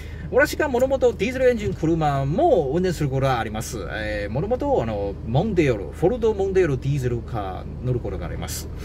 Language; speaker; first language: Japanese; non-native, learner; Chinese